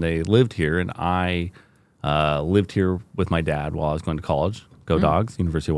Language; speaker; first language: English; native; English